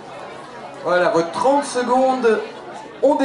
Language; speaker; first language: French; native; French